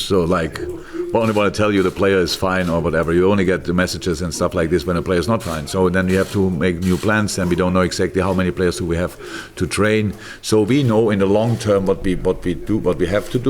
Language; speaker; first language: English; non-native, fluent; German